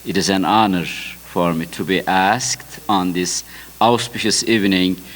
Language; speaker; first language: English; non-native, fluent; Turkish